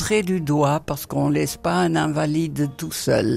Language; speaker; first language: French; non-native, fluent; Dutch